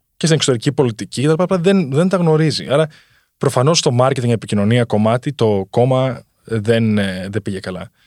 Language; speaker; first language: Greek; early bilingual, heritage; Greek